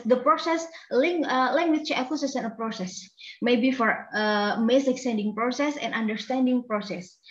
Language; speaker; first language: English; non-native, learner; Indonesian